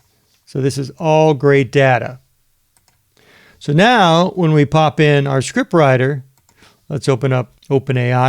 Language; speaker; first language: English; native; English